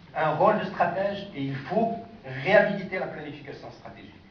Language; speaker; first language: French; non-native, local second language; Arabic